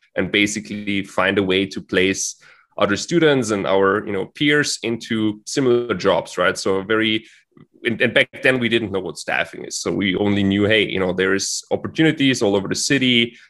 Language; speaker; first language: English; non-native, fluent; German